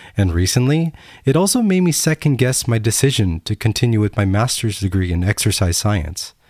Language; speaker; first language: English; native; English